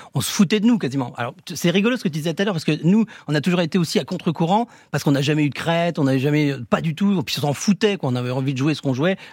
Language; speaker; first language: French; native; French